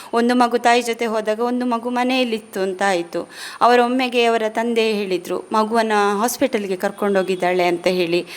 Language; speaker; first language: Kannada; native; Kannada